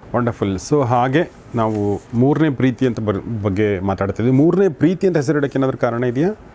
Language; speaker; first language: Kannada; native; Kannada